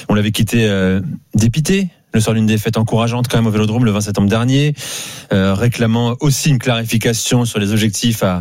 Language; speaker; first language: French; native; French